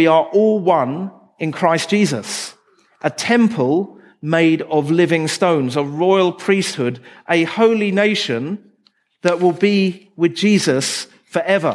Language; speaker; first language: English; native; English